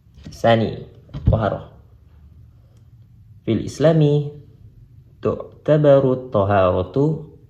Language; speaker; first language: Arabic; non-native, learner; Indonesian